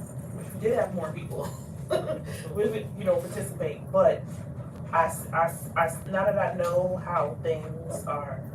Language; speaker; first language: English; native; English